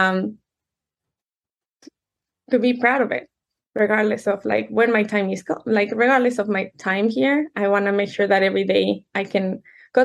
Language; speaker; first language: English; non-native, fluent; Spanish